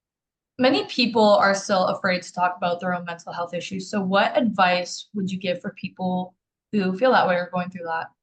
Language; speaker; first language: English; native; English